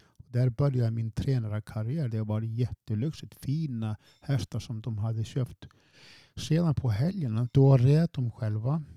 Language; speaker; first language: Swedish; non-native, fluent; Icelandic